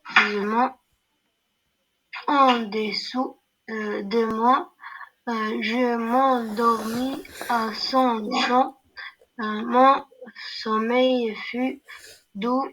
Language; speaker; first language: French; non-native, learner; Arabic